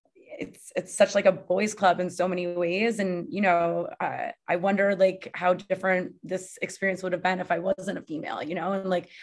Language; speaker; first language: English; native; English